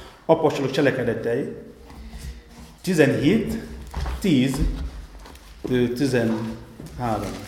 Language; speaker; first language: Hungarian; non-native, fluent; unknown